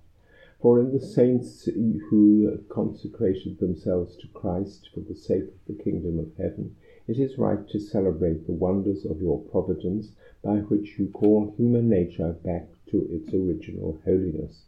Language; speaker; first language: English; native; English